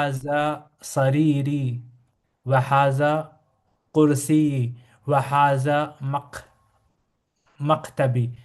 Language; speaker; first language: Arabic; non-native, learner; Hindi